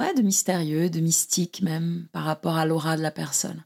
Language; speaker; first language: French; non-native, fluent; Portuguese